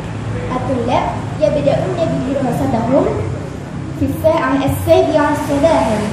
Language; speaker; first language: Arabic; non-native, learner; Indonesian